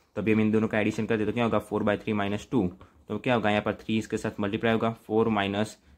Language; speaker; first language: Hindi; non-native, local second language; Gujarati